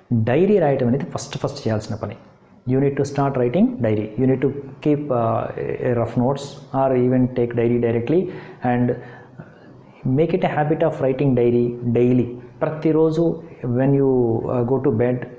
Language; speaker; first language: English; non-native, local second language; Telugu